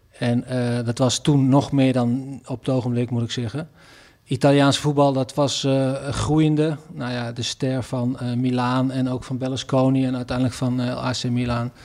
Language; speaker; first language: Dutch; native; Dutch